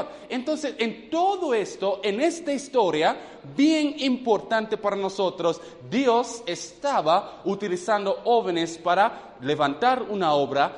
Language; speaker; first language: Spanish; non-native, fluent; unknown